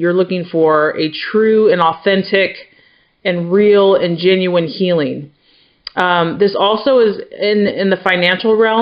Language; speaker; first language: English; native; English